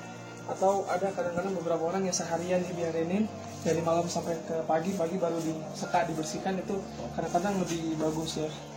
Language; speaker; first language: Indonesian; native; Indonesian